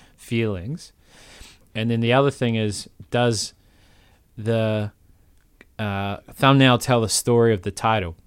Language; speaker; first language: English; native; English